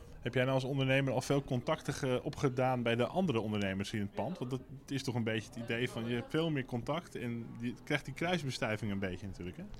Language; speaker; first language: Dutch; native; Dutch